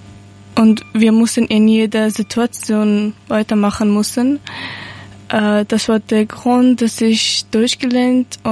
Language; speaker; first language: German; non-native, learner; Persian